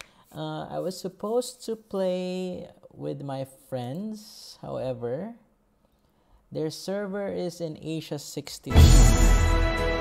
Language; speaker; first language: English; non-native, local second language; Filipino